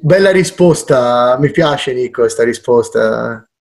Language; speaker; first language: Italian; native; Italian